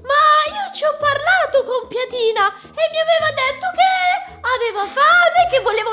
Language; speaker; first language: Italian; native; Italian